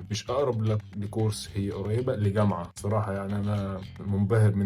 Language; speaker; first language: Arabic; native; Arabic